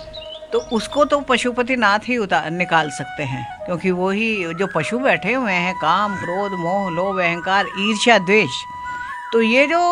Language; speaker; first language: Hindi; native; Hindi